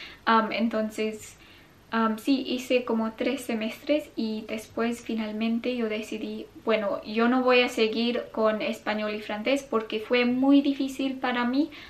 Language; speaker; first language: Spanish; non-native, fluent; English